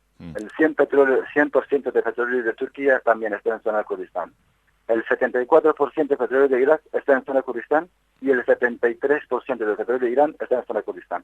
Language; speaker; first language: Spanish; non-native, fluent; Kurdish